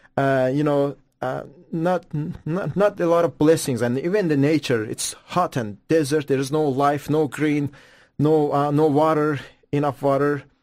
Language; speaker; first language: English; non-native, fluent; Persian